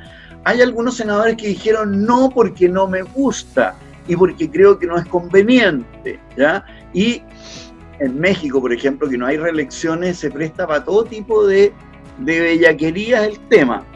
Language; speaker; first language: Spanish; native; Spanish